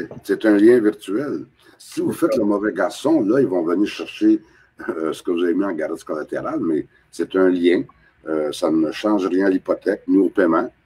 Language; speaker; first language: French; native; French